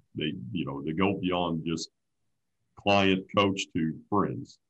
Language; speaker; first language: English; native; English